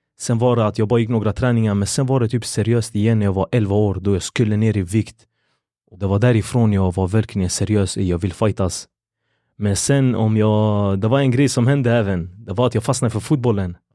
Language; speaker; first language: Swedish; early bilingual, other home language; Kurdish